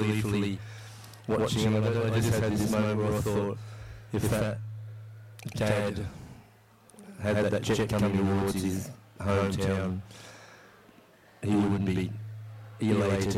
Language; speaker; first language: English; native; English